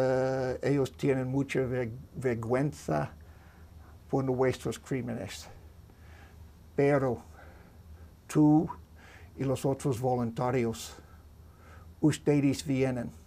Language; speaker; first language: Spanish; non-native, learner; English